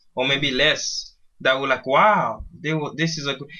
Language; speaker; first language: English; early bilingual, other home language; Haitian Creole